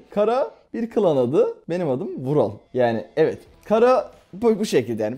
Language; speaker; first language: Turkish; native; Turkish